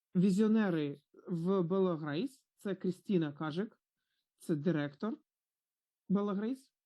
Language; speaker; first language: Ukrainian; non-native, fluent; Croatian